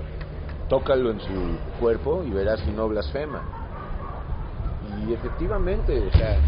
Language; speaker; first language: Spanish; native; Spanish